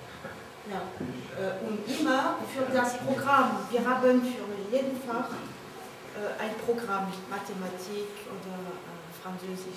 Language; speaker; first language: German; non-native, learner; French